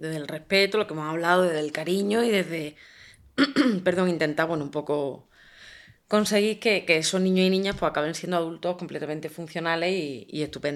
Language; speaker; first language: Spanish; native; Spanish